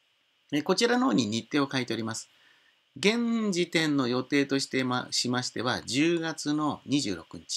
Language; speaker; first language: Japanese; native; Japanese